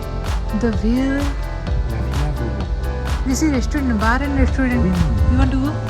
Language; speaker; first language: English; non-native, local second language; Hindi